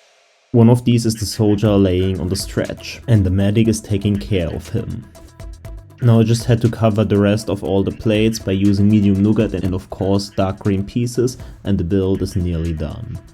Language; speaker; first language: English; non-native, fluent; German